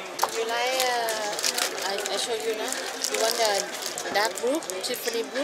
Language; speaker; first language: English; non-native, learner; Thai